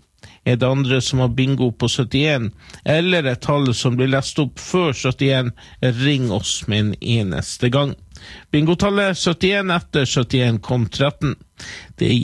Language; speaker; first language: Norwegian; native; Norwegian